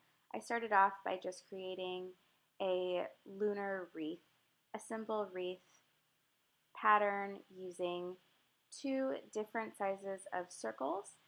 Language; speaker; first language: English; native; English